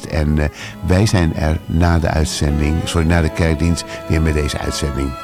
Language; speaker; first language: Dutch; native; Dutch